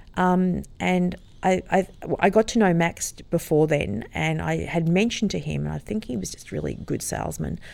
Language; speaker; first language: English; native; English